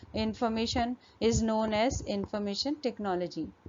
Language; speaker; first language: English; non-native, local second language; Hindi